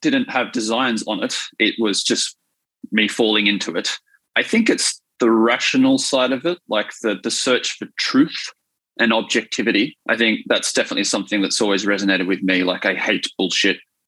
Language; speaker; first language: English; native; English